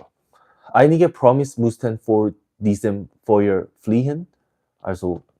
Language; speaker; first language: German; non-native, learner; English